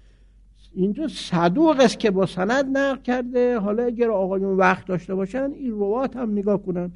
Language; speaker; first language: Persian; native; Persian